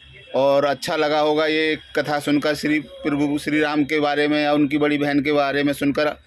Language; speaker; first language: Hindi; native; Hindi